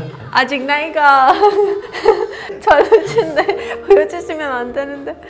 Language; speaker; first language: Korean; non-native, learner; Persian